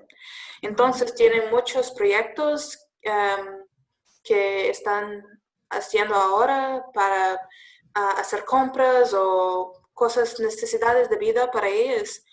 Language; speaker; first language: Spanish; non-native, learner; English